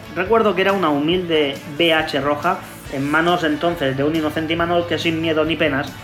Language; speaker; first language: Spanish; native; Spanish